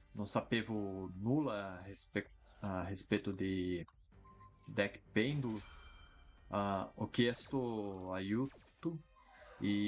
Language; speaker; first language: Italian; non-native, fluent; Portuguese